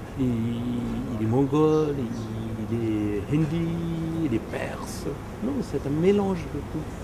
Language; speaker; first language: French; non-native, fluent; Persian